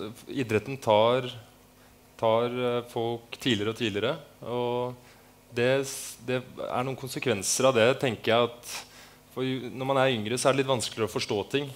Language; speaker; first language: Norwegian; native; Norwegian